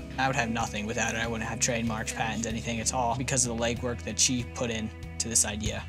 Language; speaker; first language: English; native; English